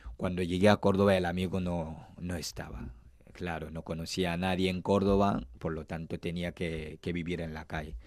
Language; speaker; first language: Spanish; non-native, fluent; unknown